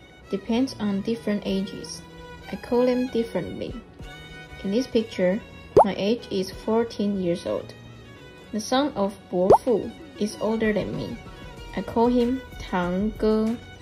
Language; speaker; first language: English; non-native, fluent; Chinese